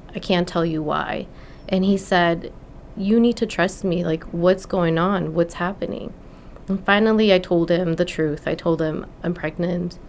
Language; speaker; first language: English; non-native, fluent; Spanish